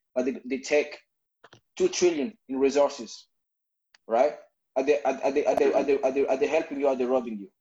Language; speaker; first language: English; non-native, fluent; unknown